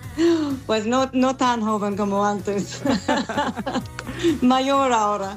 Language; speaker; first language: Spanish; non-native, learner; English